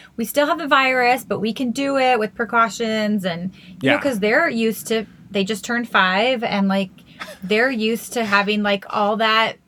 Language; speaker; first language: English; native; English